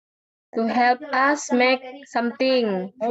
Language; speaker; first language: English; non-native, learner; Indonesian